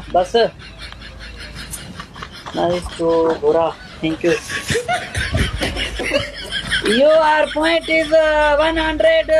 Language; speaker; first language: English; non-native, learner; Sindhi